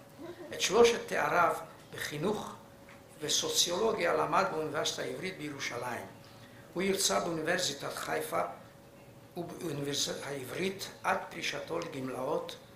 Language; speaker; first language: Hebrew; non-native, fluent; Hungarian